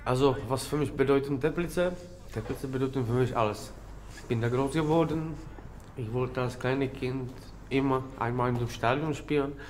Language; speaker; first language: German; non-native, learner; Czech